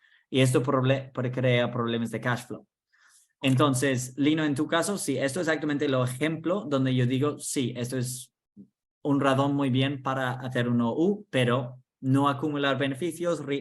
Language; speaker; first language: Spanish; non-native, fluent; English